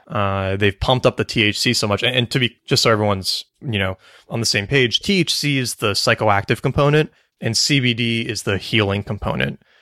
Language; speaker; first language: English; native; English